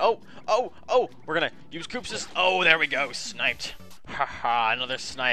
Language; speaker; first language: English; native; English